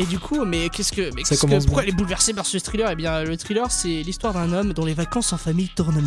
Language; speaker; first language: French; native; French